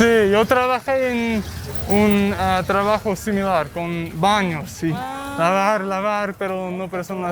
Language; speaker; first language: Spanish; non-native, learner; English